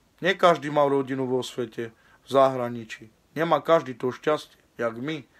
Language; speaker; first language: Slovak; native; Slovak